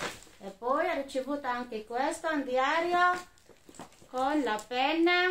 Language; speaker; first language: Italian; non-native, learner; Filipino